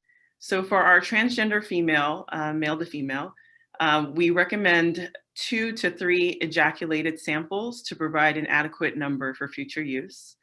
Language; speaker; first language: English; native; English